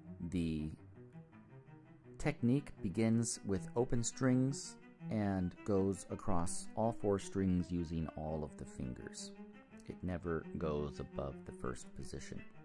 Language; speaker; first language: English; native; English